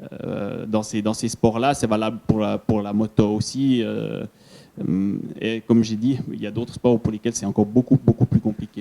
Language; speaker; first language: French; native; French